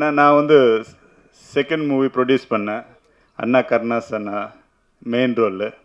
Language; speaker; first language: Tamil; non-native, learner; Telugu